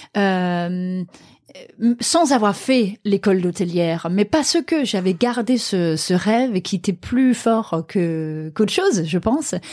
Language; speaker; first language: French; non-native, fluent; Danish